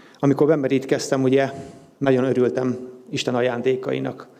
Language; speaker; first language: Hungarian; native; Hungarian